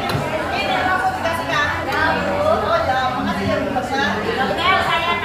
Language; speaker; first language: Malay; non-native, local second language; Javanese